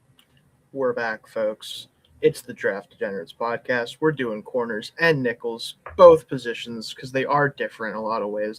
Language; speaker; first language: English; native; English